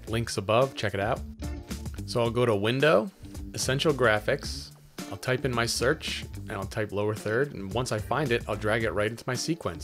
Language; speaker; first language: English; native; English